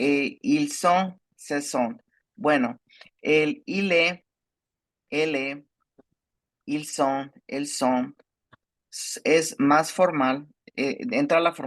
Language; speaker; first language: French; non-native, fluent; Spanish